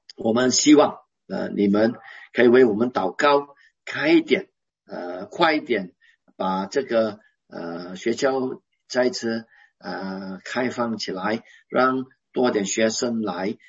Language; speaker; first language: Chinese; non-native, local second language; Hakka Chinese